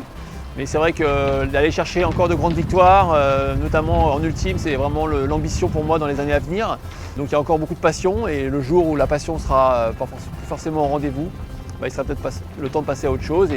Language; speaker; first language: French; native; French